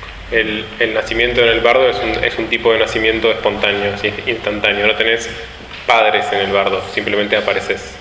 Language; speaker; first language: Spanish; native; Spanish